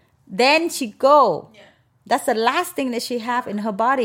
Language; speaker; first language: English; non-native, fluent; Cantonese